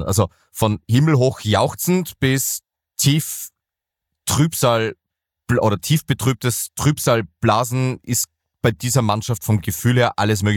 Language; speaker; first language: German; native; German